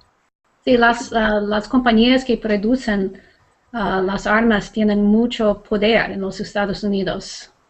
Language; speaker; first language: Spanish; non-native, learner; English